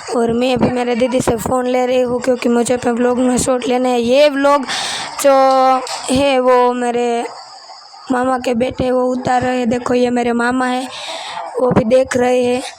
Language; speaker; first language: Hindi; non-native, local second language; Gujarati